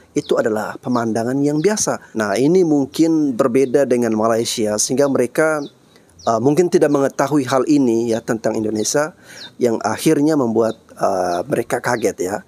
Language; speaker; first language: Indonesian; native; Indonesian